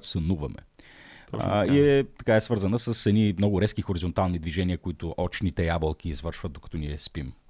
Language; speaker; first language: Bulgarian; native; Bulgarian